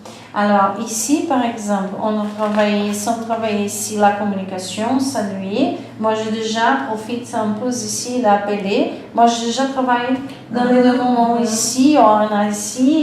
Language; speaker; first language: French; non-native, fluent; Portuguese